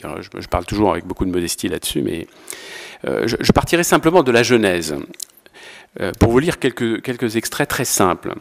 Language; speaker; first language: French; native; French